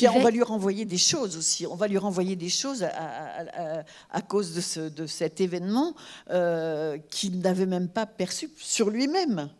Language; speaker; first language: French; native; French